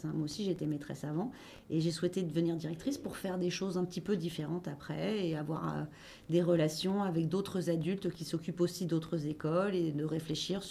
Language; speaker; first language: French; native; French